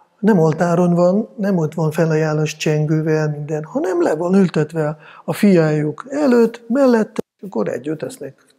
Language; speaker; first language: Hungarian; non-native, fluent; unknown